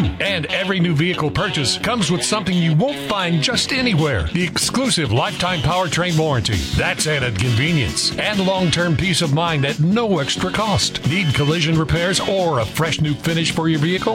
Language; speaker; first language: English; native; English